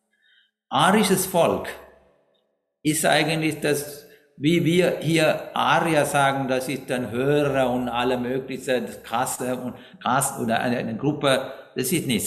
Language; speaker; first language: German; non-native, fluent; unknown